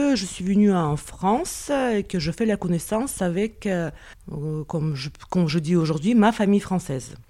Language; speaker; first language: French; non-native, fluent; Russian